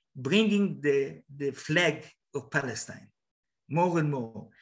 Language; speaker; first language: English; non-native, fluent; Hebrew